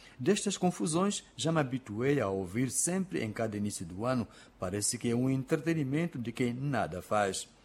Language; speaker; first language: Portuguese; non-native, local second language; Makhuwa